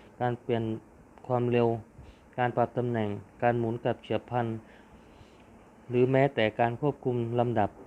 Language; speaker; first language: Thai; native; Thai